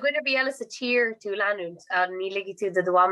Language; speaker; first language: Irish; non-native, local second language; English